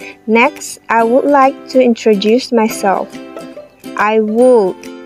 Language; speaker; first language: English; non-native, fluent; Indonesian